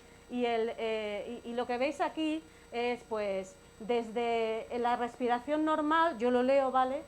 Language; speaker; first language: Spanish; native; Spanish